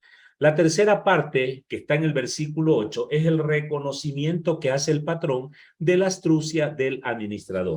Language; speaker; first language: Spanish; native; Spanish